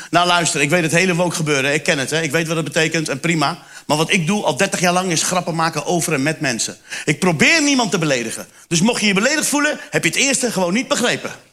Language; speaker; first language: Dutch; early bilingual, other home language; Turkish